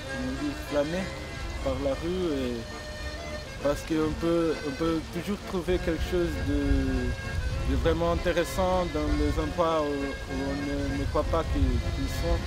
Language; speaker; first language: French; non-native, fluent; Portuguese